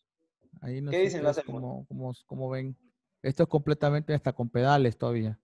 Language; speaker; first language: Spanish; native; Spanish